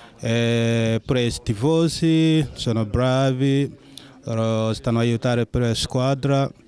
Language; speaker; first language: Italian; non-native, learner; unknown